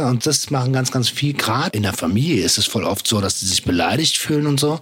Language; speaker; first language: German; native; German